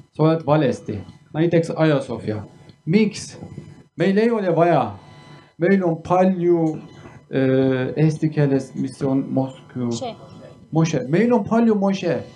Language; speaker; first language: Estonian; non-native, learner; Kurdish